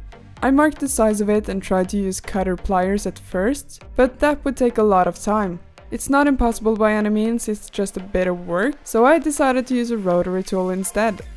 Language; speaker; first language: English; non-native, fluent; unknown